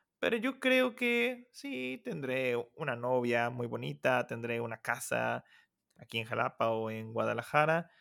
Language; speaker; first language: Spanish; native; Spanish